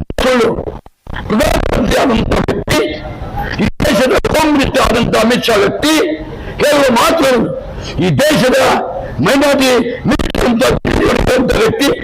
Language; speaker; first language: Kannada; non-native, local second language; Urdu